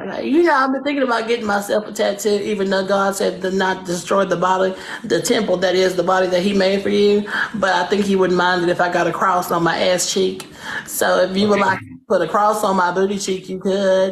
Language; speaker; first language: English; native; English